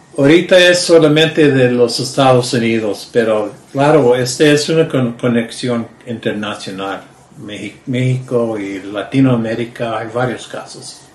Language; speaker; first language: Spanish; early bilingual, heritage; Spanish